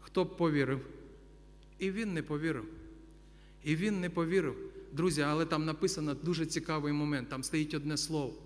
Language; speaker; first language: Ukrainian; non-native, local second language; Russian